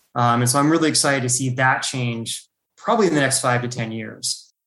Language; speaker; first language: English; native; English